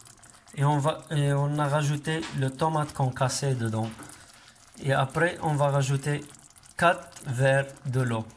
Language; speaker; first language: French; non-native, learner; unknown